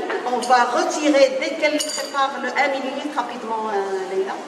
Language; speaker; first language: French; non-native, local second language; Arabic